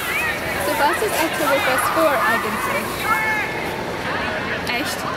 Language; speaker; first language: German; non-native, learner; English